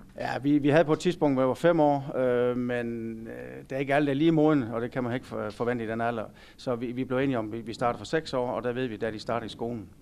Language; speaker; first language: Danish; native; Danish